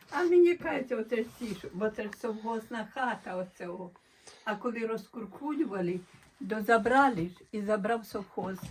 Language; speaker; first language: Ukrainian; native; Ukrainian